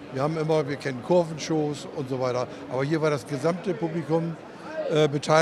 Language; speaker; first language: German; native; German